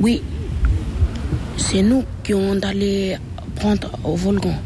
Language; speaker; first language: French; non-native, learner; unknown